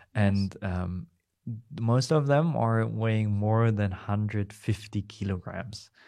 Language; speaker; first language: English; non-native, fluent; German